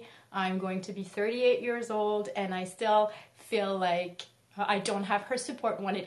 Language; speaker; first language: English; non-native, fluent; French